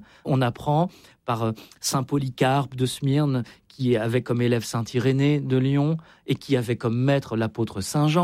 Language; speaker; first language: French; native; French